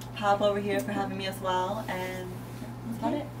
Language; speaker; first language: English; native; English